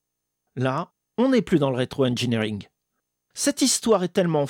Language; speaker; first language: French; native; French